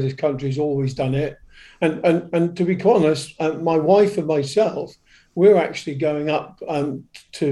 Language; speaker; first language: English; native; English